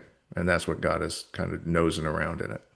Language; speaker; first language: English; native; English